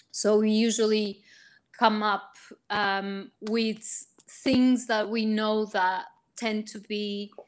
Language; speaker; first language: English; non-native, fluent; Portuguese